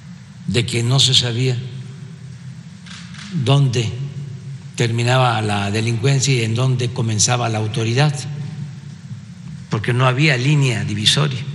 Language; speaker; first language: Spanish; native; Spanish